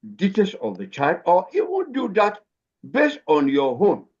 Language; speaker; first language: English; non-native, local second language; Yoruba